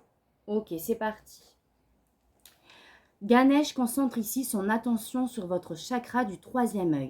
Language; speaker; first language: French; native; French